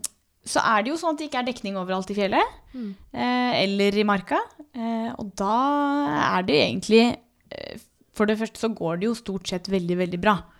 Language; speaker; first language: Norwegian; native; Norwegian